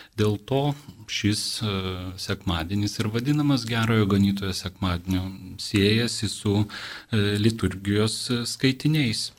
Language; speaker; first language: Lithuanian; non-native, local second language; Polish